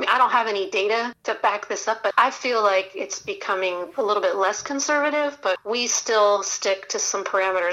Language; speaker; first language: English; native; English